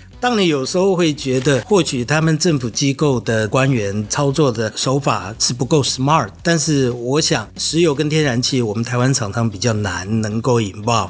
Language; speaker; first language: Chinese; native; Chinese